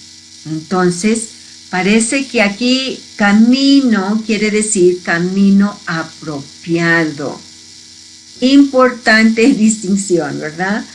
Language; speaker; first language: Spanish; early bilingual, heritage; Spanish